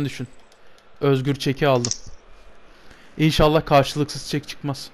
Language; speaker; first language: Turkish; native; Turkish